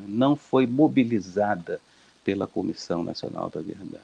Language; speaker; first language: Portuguese; native; Portuguese